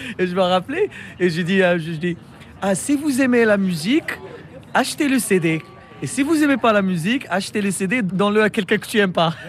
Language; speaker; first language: French; non-native, local second language; Arabic